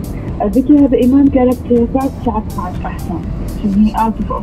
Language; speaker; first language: Arabic; non-native, learner; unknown